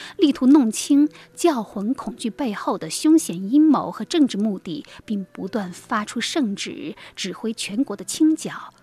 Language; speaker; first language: Chinese; native; Chinese